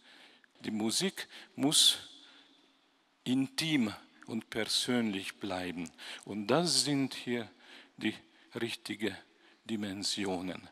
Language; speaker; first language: German; non-native, fluent; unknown